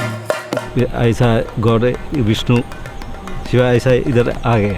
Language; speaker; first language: Hindi; non-native, local second language; Malayalam